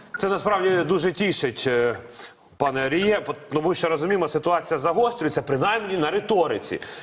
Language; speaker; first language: Ukrainian; native; Ukrainian